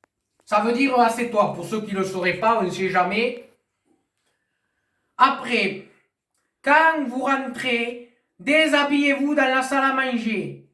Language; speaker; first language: French; native; French